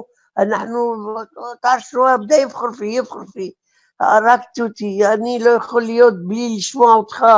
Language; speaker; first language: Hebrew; non-native, learner; Arabic